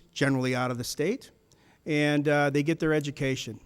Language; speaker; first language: English; early bilingual, other home language; German